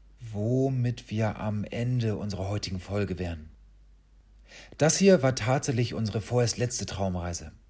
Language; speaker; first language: German; native; German